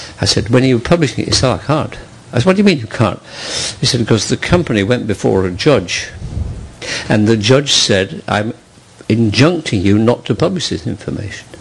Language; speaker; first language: English; native; English